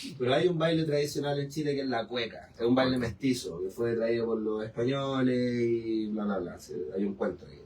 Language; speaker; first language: Spanish; native; Spanish